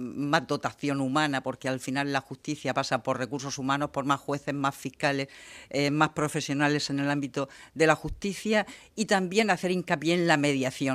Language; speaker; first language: Spanish; native; Spanish